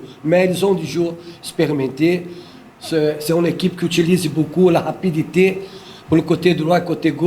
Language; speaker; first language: French; non-native, fluent; Portuguese